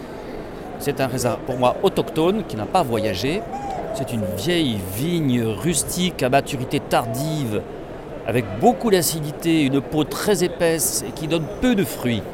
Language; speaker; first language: French; native; French